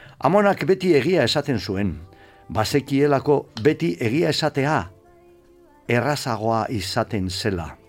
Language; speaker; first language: Basque; non-native, local second language; Spanish